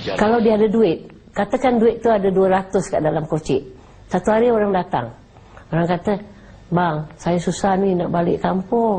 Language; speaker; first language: Malay; native; Malay